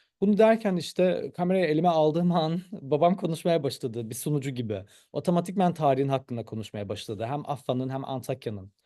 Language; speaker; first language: Turkish; early bilingual, heritage; Turkish